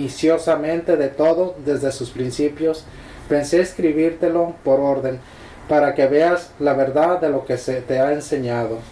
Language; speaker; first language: Spanish; native; Spanish